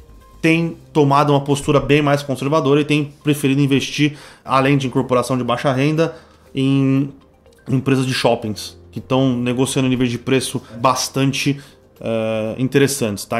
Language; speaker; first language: Portuguese; native; Portuguese